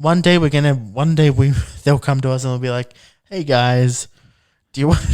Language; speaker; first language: English; native; English